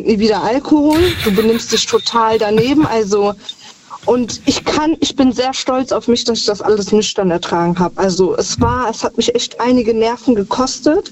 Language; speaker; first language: German; native; German